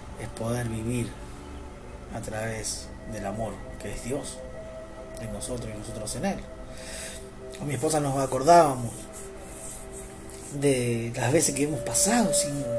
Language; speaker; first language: Spanish; native; Spanish